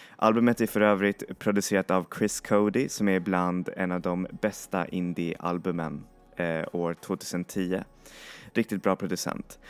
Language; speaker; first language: Swedish; non-native, fluent; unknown